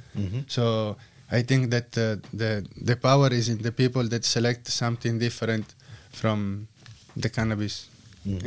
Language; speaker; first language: English; non-native, learner; Italian